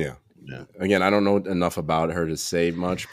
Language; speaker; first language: English; native; English